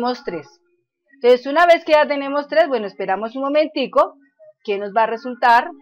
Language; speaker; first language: Spanish; native; Spanish